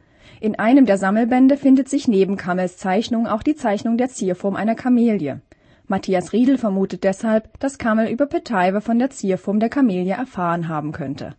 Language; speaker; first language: German; native; German